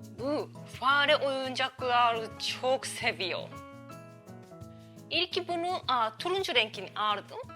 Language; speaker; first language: Turkish; non-native, learner; Japanese